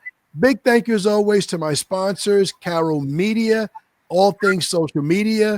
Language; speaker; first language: English; native; English